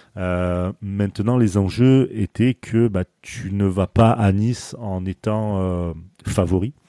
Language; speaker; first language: French; native; French